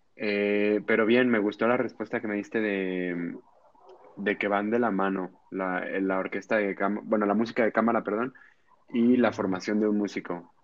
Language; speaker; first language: Spanish; native; Spanish